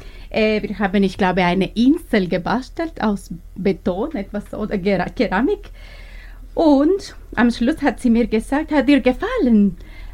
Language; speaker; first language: German; non-native, learner; Spanish